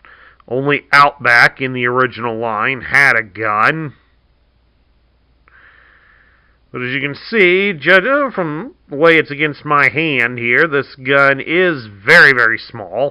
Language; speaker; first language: English; native; English